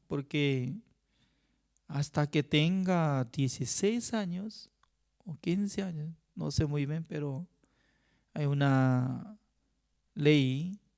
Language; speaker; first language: Spanish; non-native, fluent; Korean